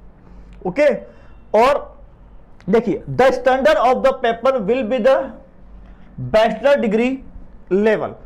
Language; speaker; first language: Hindi; native; Hindi